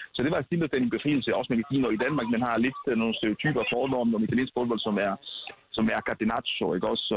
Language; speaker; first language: Danish; non-native, fluent; Italian